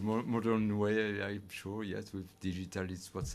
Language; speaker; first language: English; non-native, fluent; French